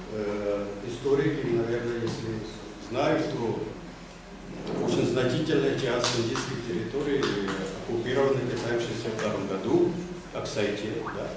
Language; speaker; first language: Russian; non-native, fluent; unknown